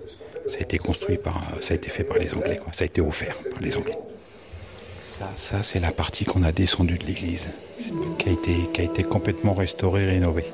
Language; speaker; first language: French; native; French